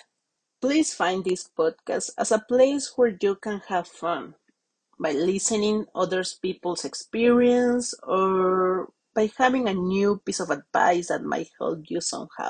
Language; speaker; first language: English; non-native, fluent; Spanish